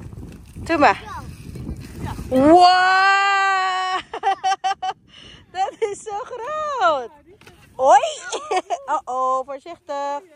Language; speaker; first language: Dutch; non-native, learner; Filipino